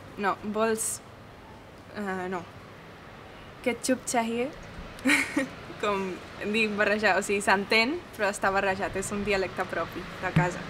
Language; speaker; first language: Catalan; non-native, local second language; Hindi